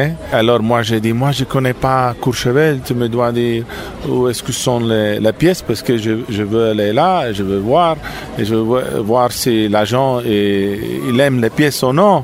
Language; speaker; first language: French; non-native, learner; Italian